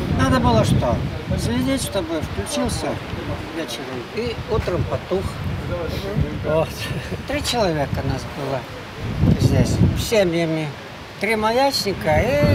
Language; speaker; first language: Russian; non-native, local second language; Estonian